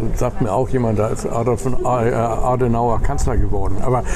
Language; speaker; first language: German; native; German